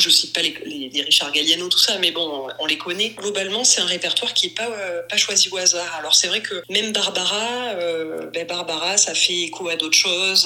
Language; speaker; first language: French; native; French